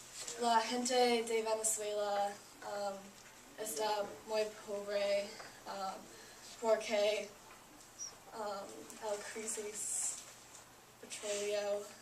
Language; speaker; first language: Spanish; non-native, learner; English